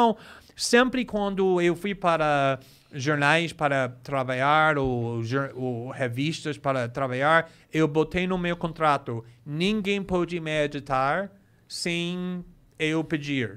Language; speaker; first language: Portuguese; non-native, fluent; English